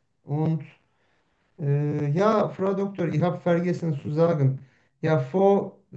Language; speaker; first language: German; non-native, learner; Turkish